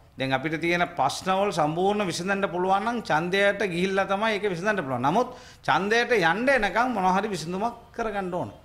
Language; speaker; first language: Sinhala; non-native, local second language; Tamil